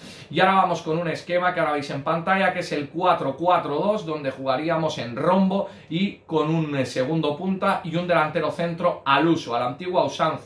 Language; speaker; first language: Spanish; native; Spanish